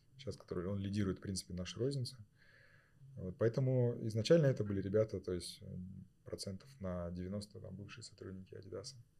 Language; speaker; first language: Russian; native; Russian